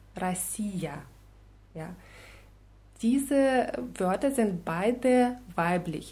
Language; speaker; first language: German; non-native, fluent; Russian